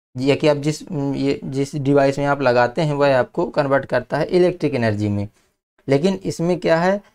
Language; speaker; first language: Hindi; native; Hindi